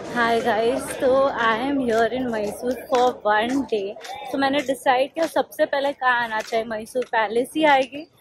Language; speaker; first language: Hindi; native; Hindi